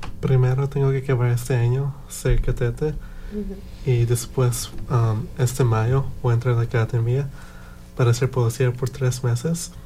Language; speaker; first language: Spanish; early bilingual, heritage; Spanish